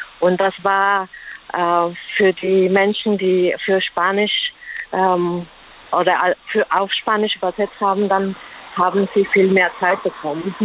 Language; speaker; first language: German; non-native, learner; Spanish